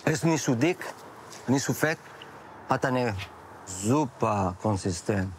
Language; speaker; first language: German; non-native, learner; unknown